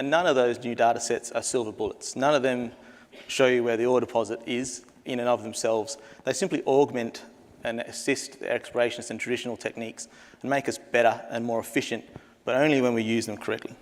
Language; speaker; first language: English; native; English